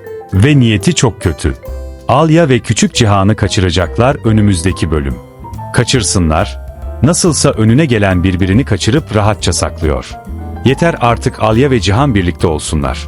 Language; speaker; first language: Turkish; native; Turkish